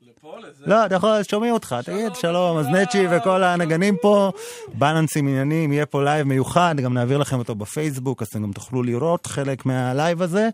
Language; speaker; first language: Hebrew; native; Hebrew